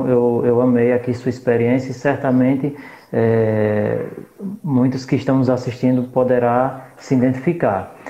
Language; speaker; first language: Portuguese; native; Portuguese